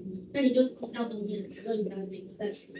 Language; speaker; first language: Chinese; native; Chinese